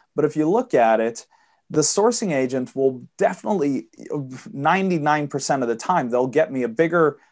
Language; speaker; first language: English; early bilingual, heritage; Swedish